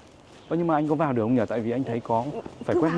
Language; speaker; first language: Vietnamese; native; Vietnamese